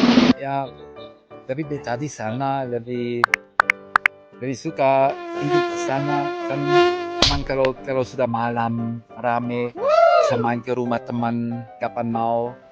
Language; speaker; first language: Indonesian; non-native, fluent; German